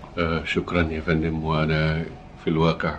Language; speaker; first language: Arabic; native; Arabic